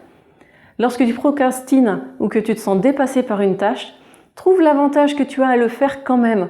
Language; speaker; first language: French; native; French